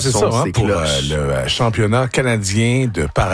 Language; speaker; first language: French; native; French